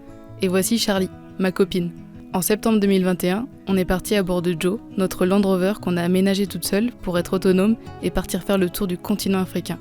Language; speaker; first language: French; native; French